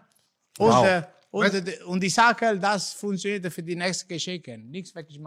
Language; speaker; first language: German; non-native, learner; Italian